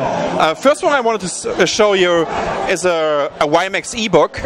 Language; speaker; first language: English; non-native, fluent; German